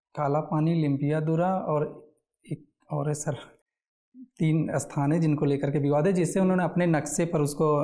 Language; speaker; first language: Hindi; native; Hindi